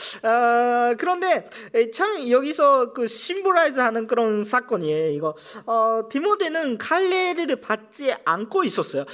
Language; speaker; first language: Korean; non-native, fluent; Japanese